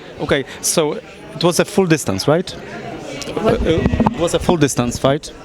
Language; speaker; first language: English; non-native, fluent; Polish